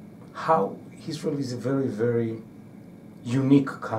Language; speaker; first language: English; non-native, fluent; Hebrew